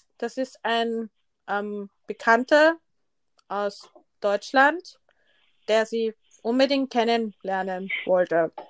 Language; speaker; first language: German; early bilingual, other home language; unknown